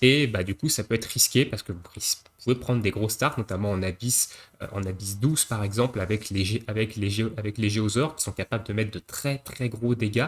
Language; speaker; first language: French; native; French